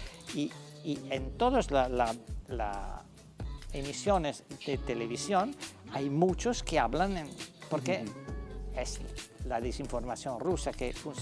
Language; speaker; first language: Spanish; non-native, fluent; Italian